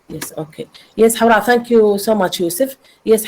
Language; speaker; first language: English; non-native, learner; Arabic